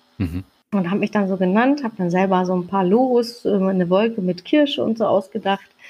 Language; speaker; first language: German; early bilingual, other home language; Turkish